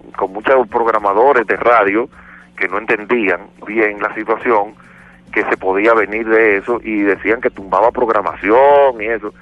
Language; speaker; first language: Spanish; native; Spanish